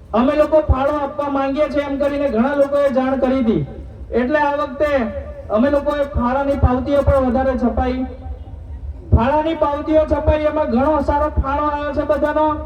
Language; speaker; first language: Gujarati; non-native, local second language; Rathawi